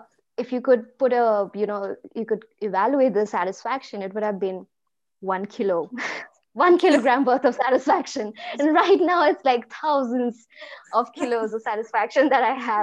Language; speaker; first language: English; non-native, local second language; Hindi